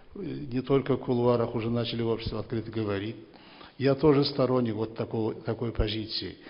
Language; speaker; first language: Russian; non-native, local second language; Kazakh